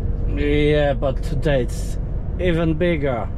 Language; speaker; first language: English; non-native, fluent; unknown